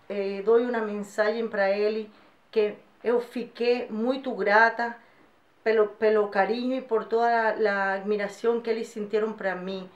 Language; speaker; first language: Portuguese; non-native, fluent; Spanish